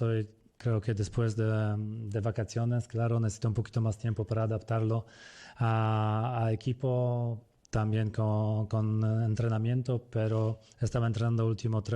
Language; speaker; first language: Spanish; non-native, fluent; Polish